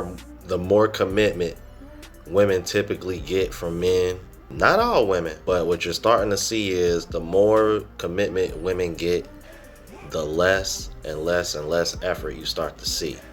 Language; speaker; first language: English; native; English